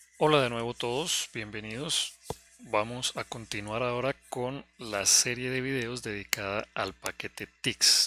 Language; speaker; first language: Spanish; native; Spanish